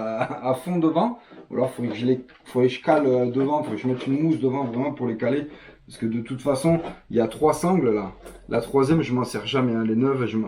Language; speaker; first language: French; native; French